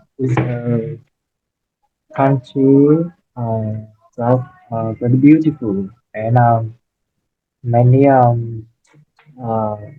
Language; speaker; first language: English; non-native, learner; Vietnamese